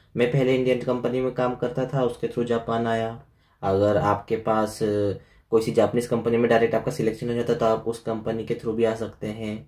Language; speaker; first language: Hindi; native; Hindi